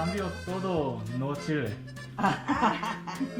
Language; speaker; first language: Spanish; non-native, learner; Korean